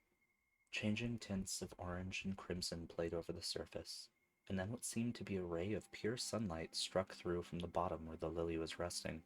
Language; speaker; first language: English; native; English